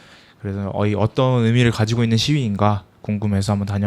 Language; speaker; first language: Korean; native; Korean